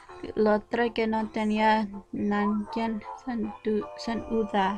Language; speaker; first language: Spanish; non-native, learner; English